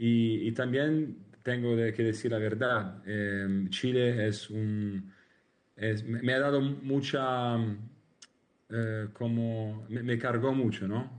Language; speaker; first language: Spanish; non-native, learner; Italian